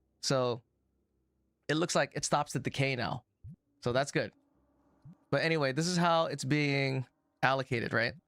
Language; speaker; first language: English; native; English